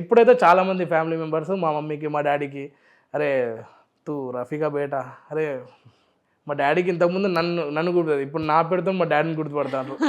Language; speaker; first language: Telugu; non-native, local second language; Urdu